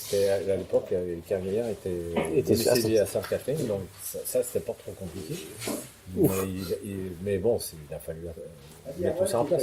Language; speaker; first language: French; native; French